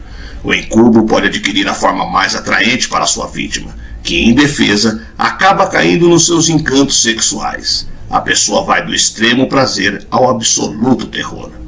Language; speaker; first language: Portuguese; native; Portuguese